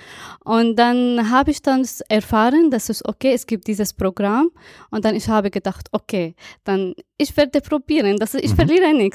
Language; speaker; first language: German; non-native, fluent; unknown